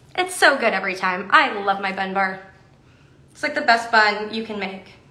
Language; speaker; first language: English; native; English